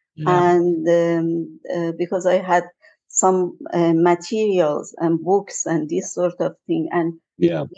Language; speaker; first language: English; non-native, fluent; Persian